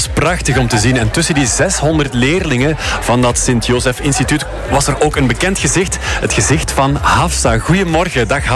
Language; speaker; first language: Dutch; native; Dutch